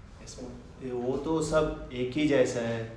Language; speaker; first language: Hindi; non-native, local second language; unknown